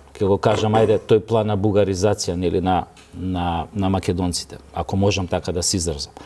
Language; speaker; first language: Macedonian; native; Macedonian